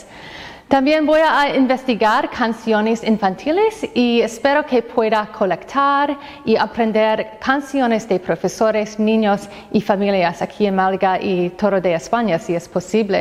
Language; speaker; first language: Spanish; non-native, fluent; English